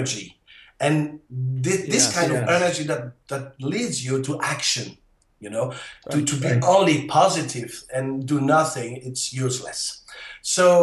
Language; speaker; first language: English; non-native, fluent; French